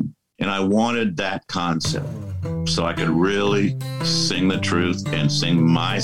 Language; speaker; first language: English; native; English